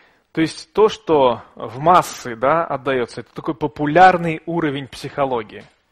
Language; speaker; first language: Russian; native; Russian